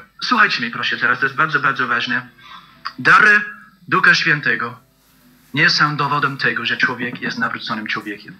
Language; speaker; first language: Polish; non-native, learner; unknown